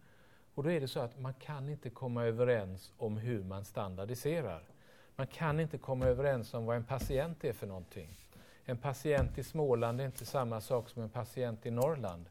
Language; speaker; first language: Swedish; native; Swedish